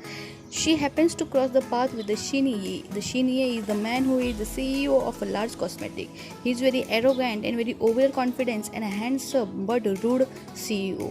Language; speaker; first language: English; non-native, fluent; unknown